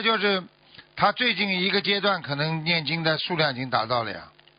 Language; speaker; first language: Chinese; native; Chinese